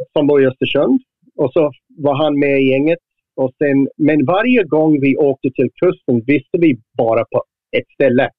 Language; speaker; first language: Swedish; non-native, fluent; English